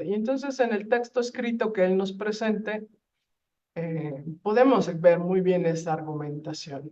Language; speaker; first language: Spanish; native; Spanish